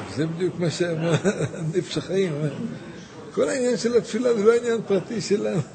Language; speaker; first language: Hebrew; native; Hebrew